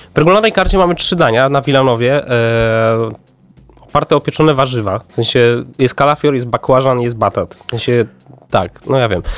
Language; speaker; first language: Polish; native; Polish